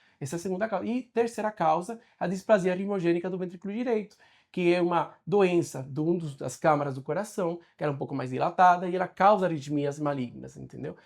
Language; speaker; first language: Portuguese; non-native, fluent; Spanish